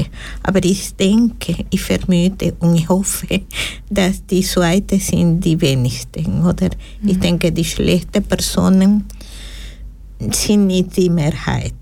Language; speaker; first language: German; non-native, fluent; Spanish